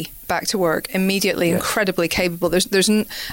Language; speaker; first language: English; native; English